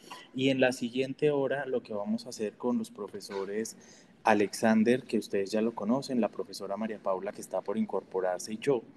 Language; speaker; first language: Spanish; native; Spanish